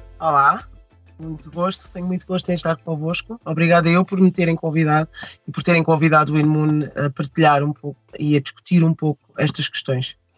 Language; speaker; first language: Portuguese; early bilingual, other home language; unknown